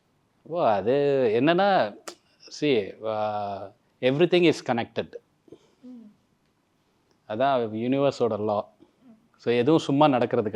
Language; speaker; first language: Tamil; native; Tamil